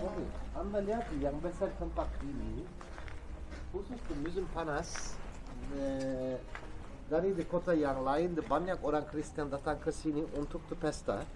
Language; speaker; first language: Indonesian; non-native, learner; Turkish